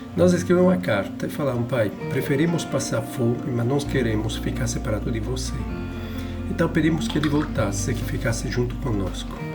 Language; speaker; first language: Portuguese; non-native, fluent; Italian